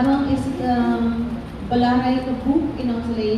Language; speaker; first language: Dutch; non-native, fluent; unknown